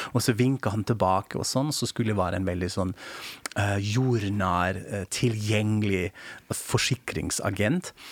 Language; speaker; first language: Norwegian; non-native, fluent; German